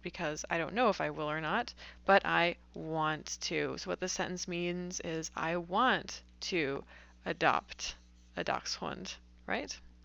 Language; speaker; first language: English; native; English